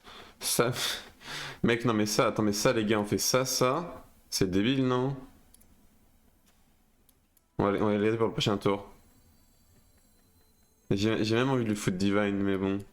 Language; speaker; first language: French; native; French